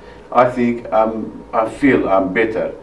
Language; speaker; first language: English; non-native, learner; Arabic